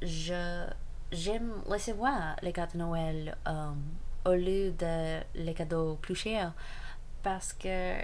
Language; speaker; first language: French; non-native, learner; English